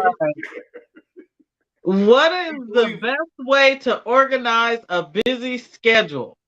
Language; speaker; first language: English; native; English